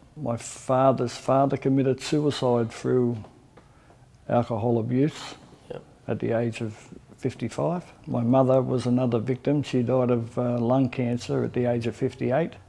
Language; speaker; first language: English; native; English